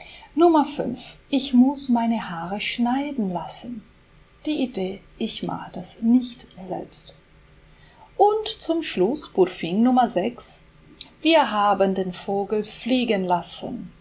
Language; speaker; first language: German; non-native, fluent; Portuguese